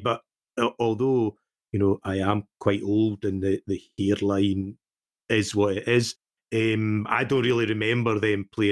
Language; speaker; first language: English; native; English